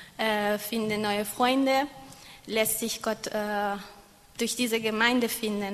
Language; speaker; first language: German; non-native, fluent; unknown